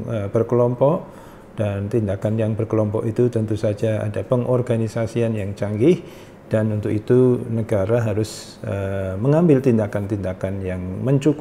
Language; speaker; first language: Indonesian; native; Indonesian